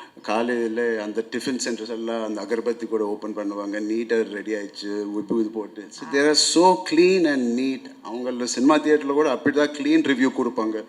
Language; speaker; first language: Tamil; non-native, local second language; Telugu